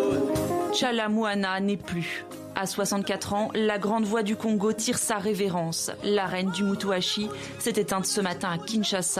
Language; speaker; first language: French; native; French